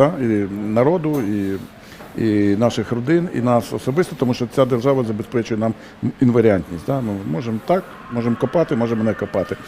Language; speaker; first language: Ukrainian; non-native, local second language; Russian